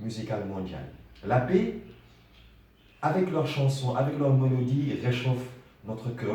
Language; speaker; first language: French; non-native, local second language; Wolof